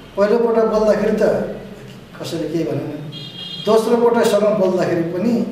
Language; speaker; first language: Nepali; non-native, local second language; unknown